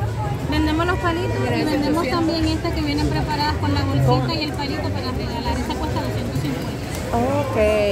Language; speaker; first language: Spanish; native; Spanish